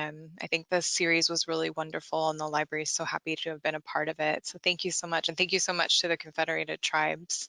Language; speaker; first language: English; native; English